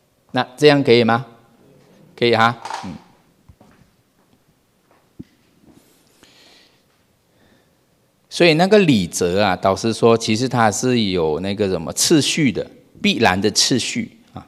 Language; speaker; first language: Chinese; non-native, fluent; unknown